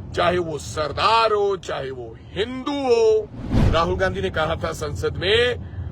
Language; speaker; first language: Hindi; non-native, local second language; Punjabi